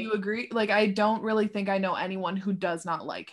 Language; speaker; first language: English; native; English